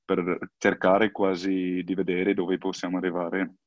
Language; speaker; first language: Italian; non-native, fluent; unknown